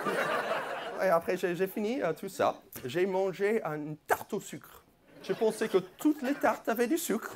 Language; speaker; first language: French; non-native, fluent; English